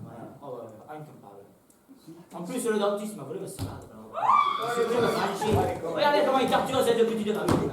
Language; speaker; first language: French; native; French